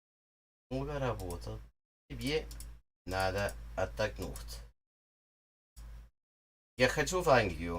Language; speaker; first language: Russian; non-native, learner; English